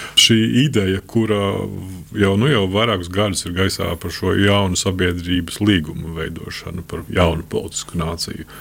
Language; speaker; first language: Latvian; native; Latvian